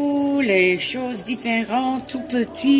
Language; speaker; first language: French; non-native, learner; English